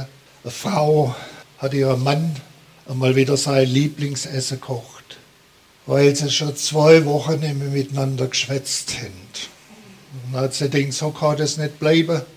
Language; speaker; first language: German; native; German